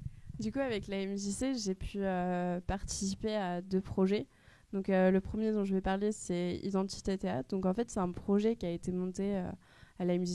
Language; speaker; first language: French; native; French